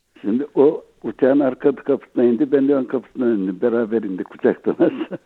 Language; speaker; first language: Turkish; native; Turkish